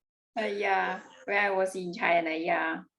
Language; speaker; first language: English; non-native, learner; Chinese